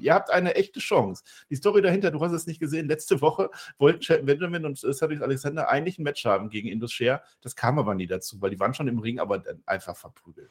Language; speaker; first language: German; native; German